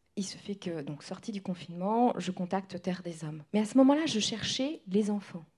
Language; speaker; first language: French; non-native, local second language; Kinyarwanda